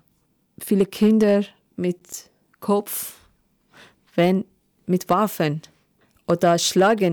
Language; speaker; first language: German; non-native, learner; Persian